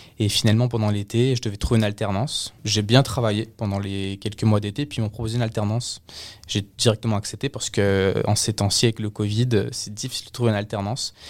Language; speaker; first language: French; early bilingual, other home language; Spanish